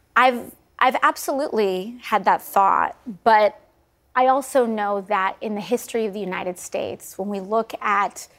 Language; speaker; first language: English; native; English